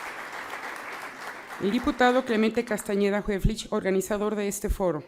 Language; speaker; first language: Spanish; native; Spanish